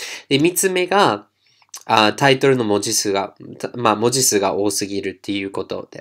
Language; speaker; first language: Japanese; non-native, fluent; English